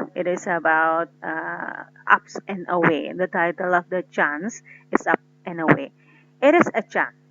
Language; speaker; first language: English; non-native, fluent; Indonesian